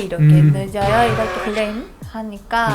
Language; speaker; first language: Korean; non-native, fluent; Japanese